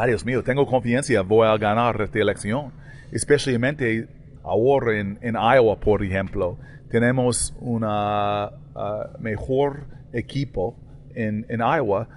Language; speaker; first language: Spanish; non-native, learner; English